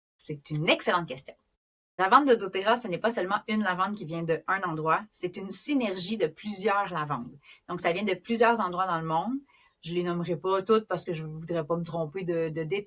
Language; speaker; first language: French; native; French